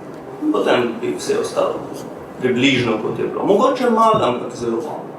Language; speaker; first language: Slovenian; non-native, fluent; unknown